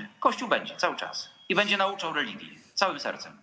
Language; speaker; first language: Polish; native; Polish